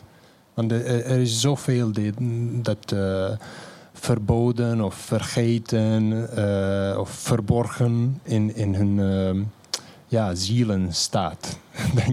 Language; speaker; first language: Dutch; non-native, fluent; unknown